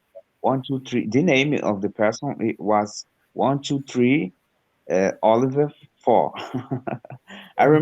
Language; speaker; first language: English; non-native, learner; Portuguese